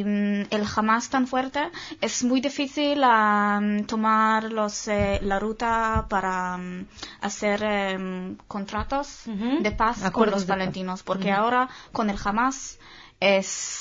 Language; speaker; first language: Spanish; non-native, fluent; Hebrew